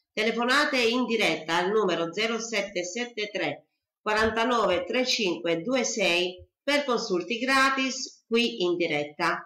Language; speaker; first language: Italian; native; Italian